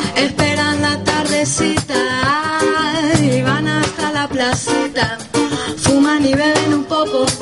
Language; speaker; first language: Spanish; native; Spanish